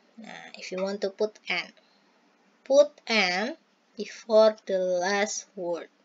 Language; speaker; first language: English; non-native, fluent; Indonesian